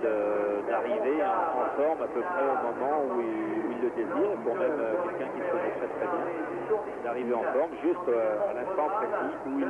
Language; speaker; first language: French; native; French